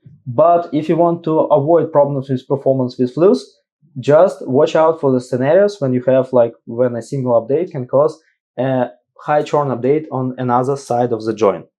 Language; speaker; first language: English; non-native, fluent; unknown